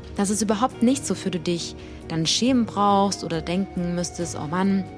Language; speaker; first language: German; early bilingual, other home language; Russian